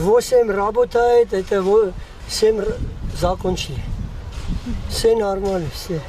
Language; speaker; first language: Russian; non-native, learner; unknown